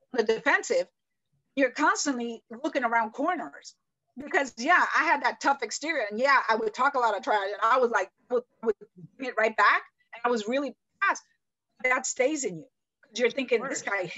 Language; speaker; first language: English; native; English